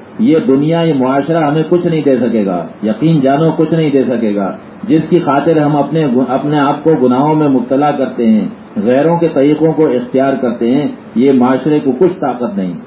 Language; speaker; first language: Urdu; native; Urdu